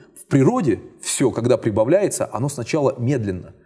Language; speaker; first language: Russian; native; Russian